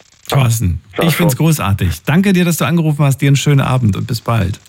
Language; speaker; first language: German; native; German